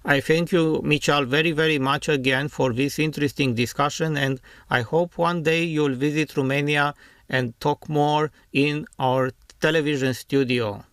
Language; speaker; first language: English; non-native, fluent; Romanian